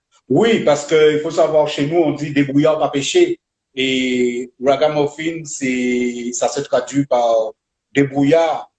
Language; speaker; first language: French; native; French